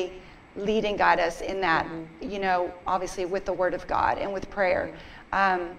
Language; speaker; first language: English; native; English